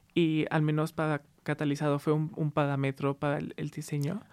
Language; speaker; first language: Spanish; native; Spanish